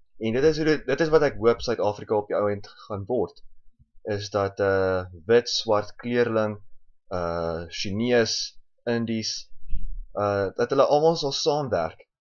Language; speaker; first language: Afrikaans; early bilingual, heritage; Afrikaans